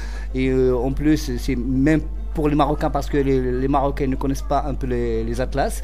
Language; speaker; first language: French; non-native, local second language; Central Atlas Tamazight